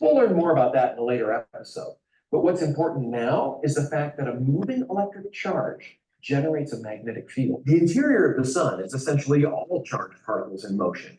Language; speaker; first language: English; native; English